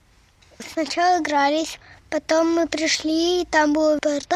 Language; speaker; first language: Russian; early bilingual, heritage; Russian